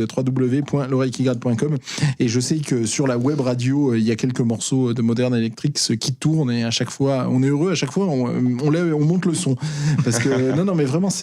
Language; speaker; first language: French; native; French